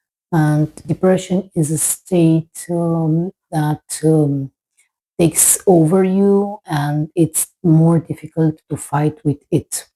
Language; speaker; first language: English; non-native, fluent; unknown